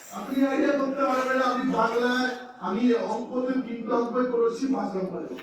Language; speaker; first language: Bangla; non-native, local second language; Hindi